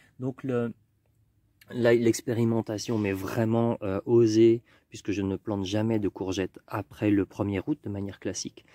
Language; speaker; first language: French; native; French